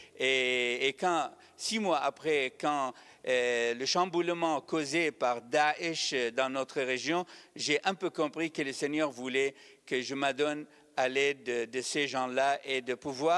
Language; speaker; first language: French; non-native, fluent; Arabic